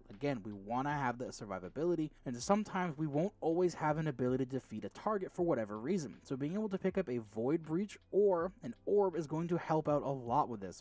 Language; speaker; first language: English; native; English